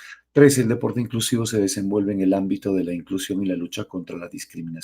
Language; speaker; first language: Spanish; native; Spanish